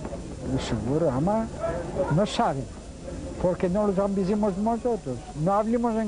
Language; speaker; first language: Spanish; early bilingual, heritage; Ladino